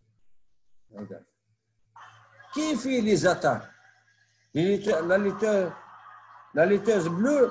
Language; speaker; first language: French; non-native, local second language; Arabic